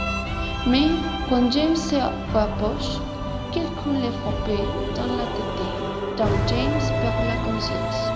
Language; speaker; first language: French; non-native, learner; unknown